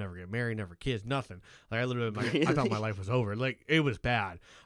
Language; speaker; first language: English; native; English